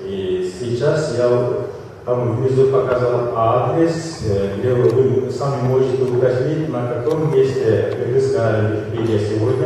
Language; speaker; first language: Russian; non-native, local second language; Kyrgyz